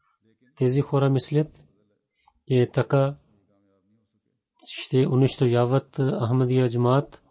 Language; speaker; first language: Bulgarian; non-native, fluent; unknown